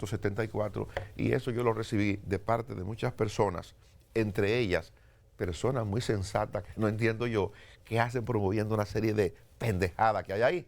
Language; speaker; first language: Spanish; native; Spanish